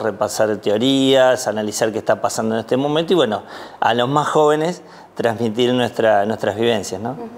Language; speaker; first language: Spanish; native; Spanish